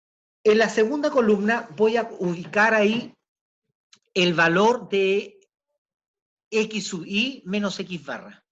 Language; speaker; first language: Spanish; native; Spanish